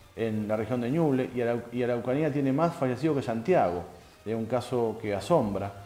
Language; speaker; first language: Spanish; native; Spanish